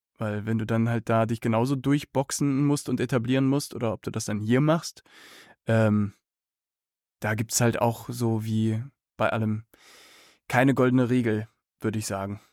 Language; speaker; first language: German; native; German